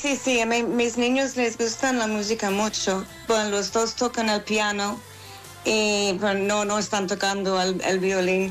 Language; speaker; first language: Spanish; non-native, learner; English